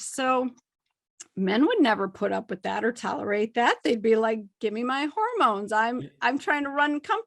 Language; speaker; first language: English; native; English